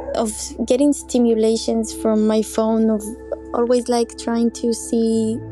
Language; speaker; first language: English; non-native, fluent; Hebrew